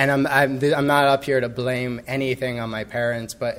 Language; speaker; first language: English; native; English